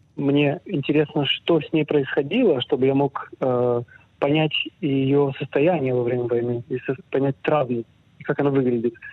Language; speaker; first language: Russian; early bilingual, other home language; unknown